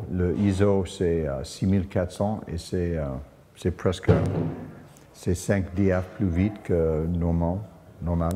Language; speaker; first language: French; non-native, fluent; English